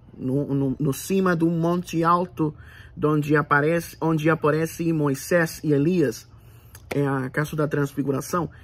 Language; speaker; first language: Portuguese; non-native, fluent; Spanish